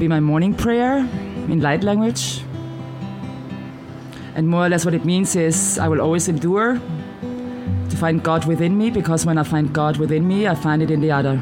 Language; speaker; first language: English; non-native, fluent; German